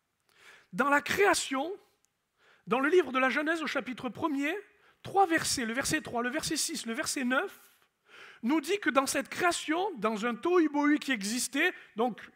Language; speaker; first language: French; native; French